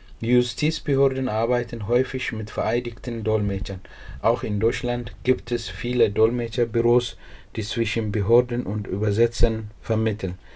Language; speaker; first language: German; non-native, fluent; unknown